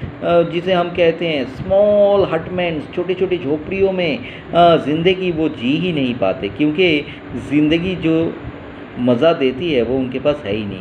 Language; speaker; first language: Hindi; native; Hindi